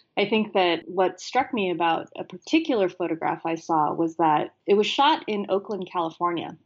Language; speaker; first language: English; native; English